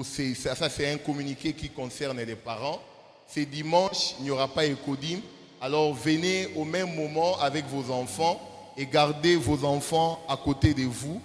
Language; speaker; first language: French; non-native, local second language; Lingala